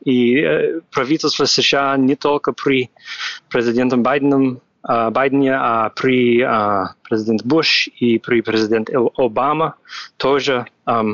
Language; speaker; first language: Russian; non-native, fluent; English